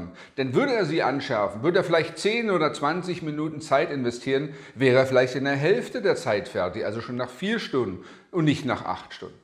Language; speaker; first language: German; native; German